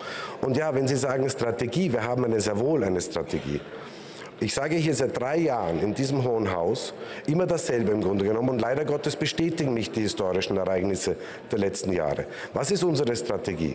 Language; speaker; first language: German; native; German